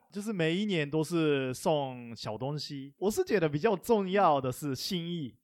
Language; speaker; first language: Chinese; non-native, fluent; Japanese